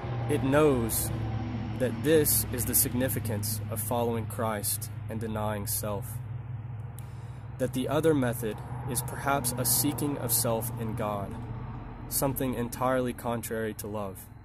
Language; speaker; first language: English; native; English